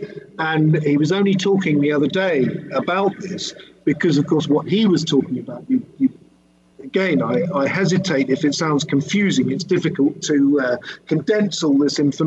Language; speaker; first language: English; native; English